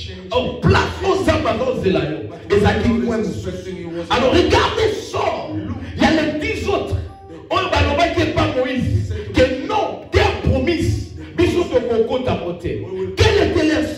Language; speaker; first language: French; non-native, local second language; Lingala